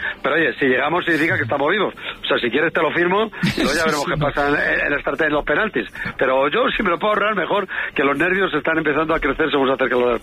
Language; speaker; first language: Spanish; native; Spanish